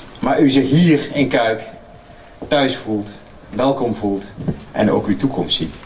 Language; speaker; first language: Dutch; native; Dutch